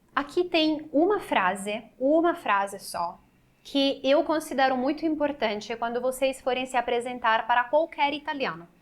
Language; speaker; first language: Portuguese; non-native, fluent; Italian